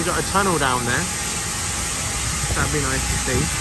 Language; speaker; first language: English; native; English